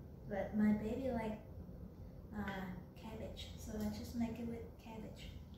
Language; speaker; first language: English; non-native, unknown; Vietnamese